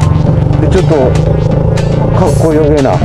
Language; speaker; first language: Japanese; native; Japanese